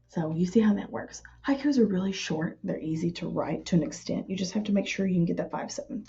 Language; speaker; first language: English; native; English